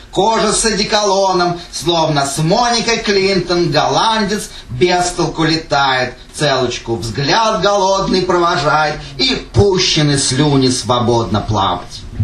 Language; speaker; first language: Russian; native; Russian